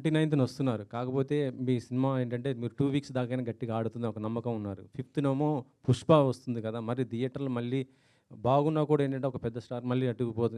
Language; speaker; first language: Telugu; native; Telugu